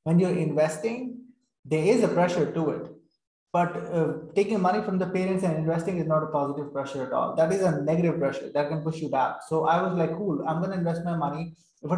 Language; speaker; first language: English; non-native, fluent; Urdu